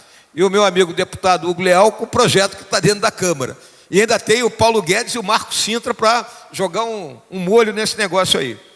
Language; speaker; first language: Portuguese; native; Portuguese